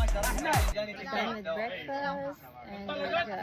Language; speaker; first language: English; non-native, local second language; Filipino